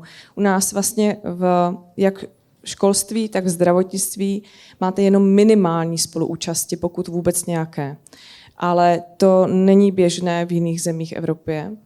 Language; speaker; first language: Czech; native; Czech